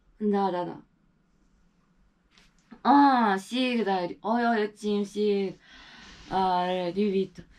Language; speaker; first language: Russian; non-native, learner; Japanese